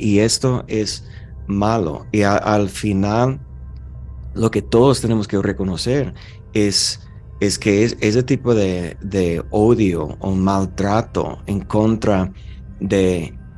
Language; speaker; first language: Spanish; non-native, fluent; English